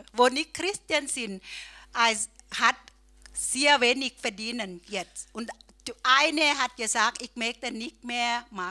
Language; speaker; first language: German; non-native, learner; Thai